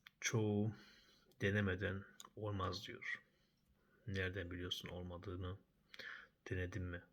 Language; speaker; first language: Turkish; early bilingual, heritage; Turkish